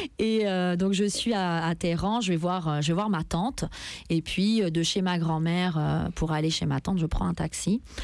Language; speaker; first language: French; early bilingual, other home language; Persian